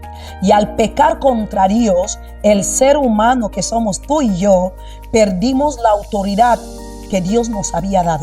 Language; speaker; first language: Spanish; non-native, local second language; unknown